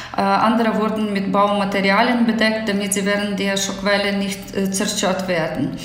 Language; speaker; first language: German; non-native, fluent; Ukrainian